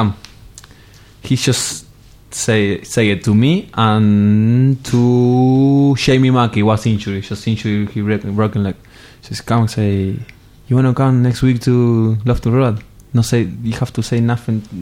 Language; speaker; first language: English; non-native, fluent; Spanish